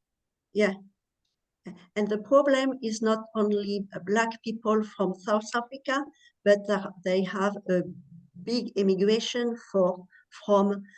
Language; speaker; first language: English; non-native, learner; French